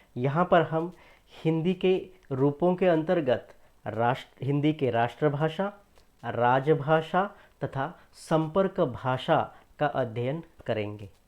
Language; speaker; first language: Hindi; non-native, local second language; Marathi